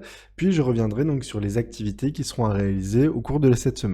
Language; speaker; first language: French; native; French